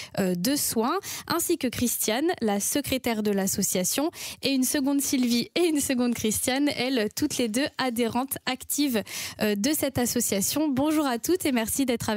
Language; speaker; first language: French; native; French